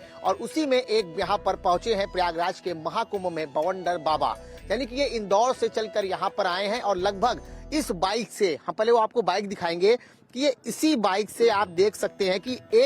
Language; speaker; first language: Hindi; native; Hindi